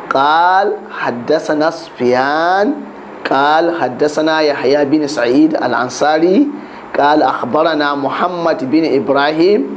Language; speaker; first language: Arabic; non-native, fluent; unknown